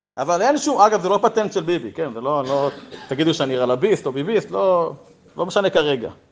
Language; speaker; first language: Hebrew; native; Hebrew